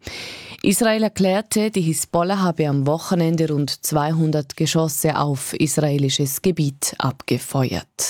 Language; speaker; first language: German; native; German